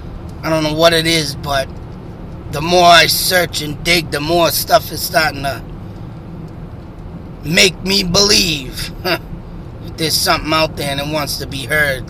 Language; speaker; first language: English; native; English